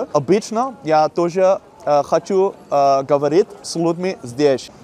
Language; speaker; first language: Russian; non-native, learner; Dutch